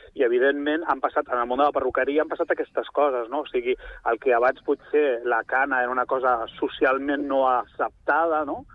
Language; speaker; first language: Catalan; native; Catalan